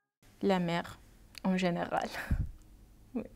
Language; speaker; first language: French; non-native, learner; Persian